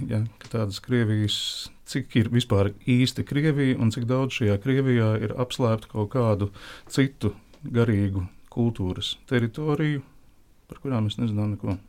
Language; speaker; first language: Latvian; native; Latvian